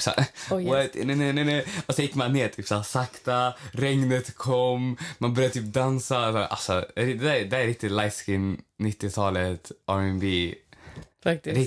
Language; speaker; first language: Swedish; native; Swedish